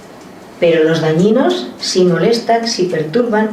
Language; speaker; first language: Spanish; native; Spanish